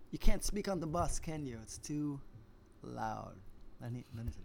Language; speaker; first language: English; native; English